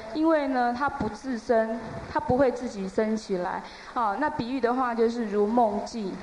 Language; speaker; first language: Chinese; native; Chinese